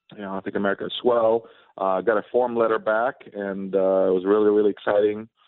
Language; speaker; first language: English; non-native, fluent; Swedish